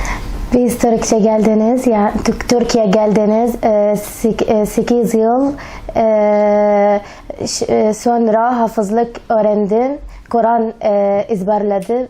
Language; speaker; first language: Turkish; early bilingual, other home language; Arabic